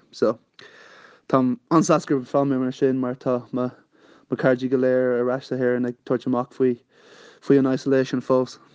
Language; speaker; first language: Irish; non-native, local second language; English